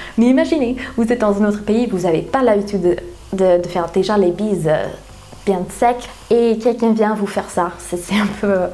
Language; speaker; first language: French; non-native, fluent; English